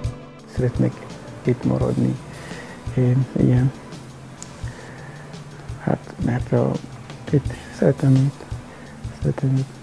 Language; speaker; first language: Hungarian; non-native, learner; Mandingo